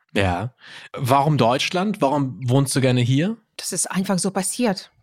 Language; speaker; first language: German; non-native, fluent; Ukrainian